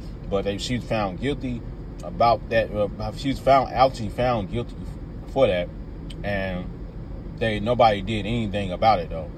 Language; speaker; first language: English; native; English